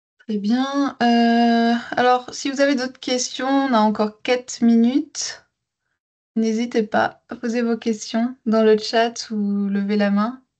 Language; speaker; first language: French; native; French